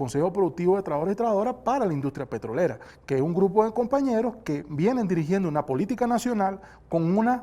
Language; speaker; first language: Spanish; native; Spanish